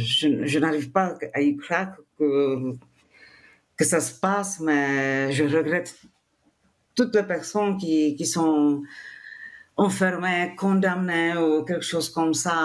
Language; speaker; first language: French; non-native, fluent; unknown